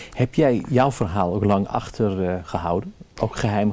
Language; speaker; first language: Dutch; native; Dutch